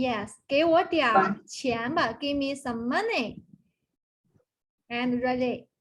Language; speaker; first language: English; non-native, fluent; Chinese